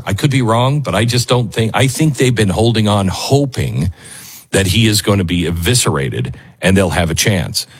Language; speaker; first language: English; native; English